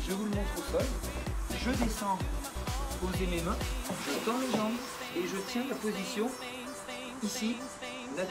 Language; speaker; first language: French; native; French